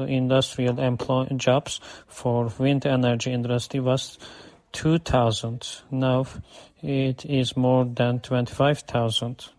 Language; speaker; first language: English; non-native, fluent; Turkish